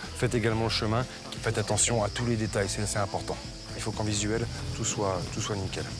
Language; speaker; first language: French; native; French